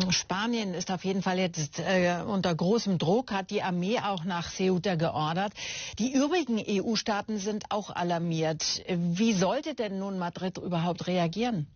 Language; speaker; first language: German; native; German